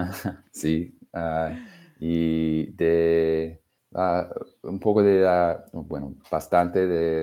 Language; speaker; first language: Spanish; non-native, fluent; English